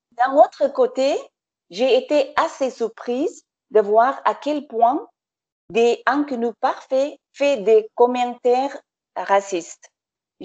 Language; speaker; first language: French; non-native, fluent; English